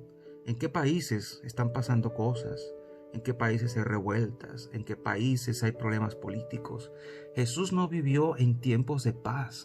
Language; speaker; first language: Spanish; native; Spanish